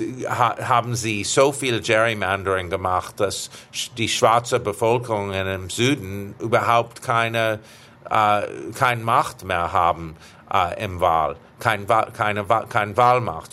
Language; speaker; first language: German; early bilingual, heritage; English